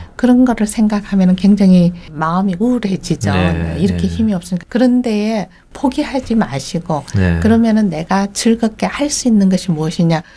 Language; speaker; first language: Korean; native; Korean